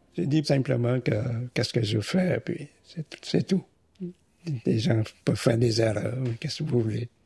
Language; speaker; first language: French; non-native, fluent; Vietnamese